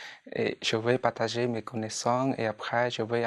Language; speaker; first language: French; non-native, fluent; Khmer